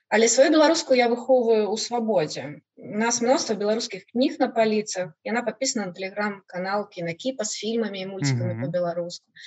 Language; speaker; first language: Belarusian; non-native, local second language; Russian